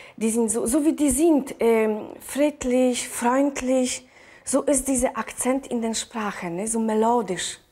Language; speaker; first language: German; non-native, fluent; Polish